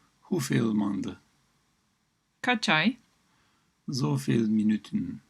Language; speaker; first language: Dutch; non-native, learner; Turkish